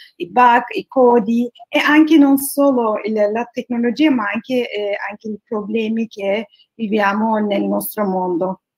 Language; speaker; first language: Italian; non-native, learner; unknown